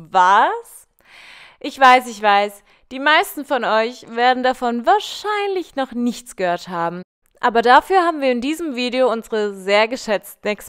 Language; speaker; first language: German; native; German